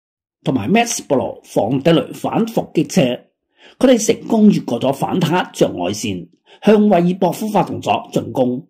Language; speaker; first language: Chinese; non-native, local second language; Cantonese